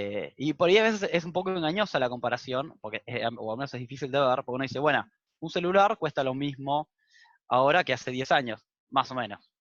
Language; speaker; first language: Spanish; native; Spanish